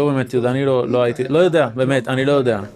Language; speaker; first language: Hebrew; non-native, fluent; English